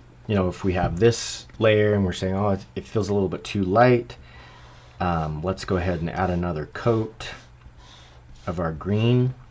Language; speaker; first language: English; native; English